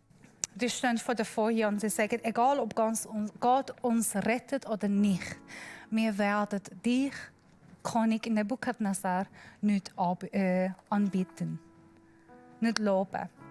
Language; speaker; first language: German; non-native, learner; Persian